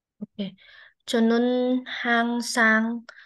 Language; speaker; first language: Korean; non-native, learner; Vietnamese